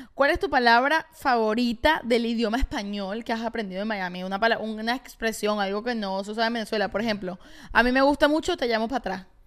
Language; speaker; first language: Spanish; native; Spanish